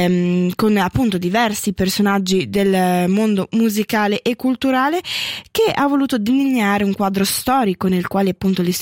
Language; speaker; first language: Italian; native; Italian